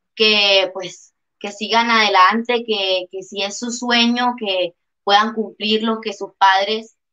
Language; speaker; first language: Spanish; native; Spanish